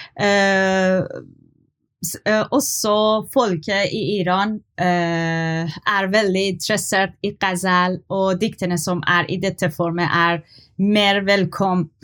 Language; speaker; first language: Norwegian; non-native, learner; Persian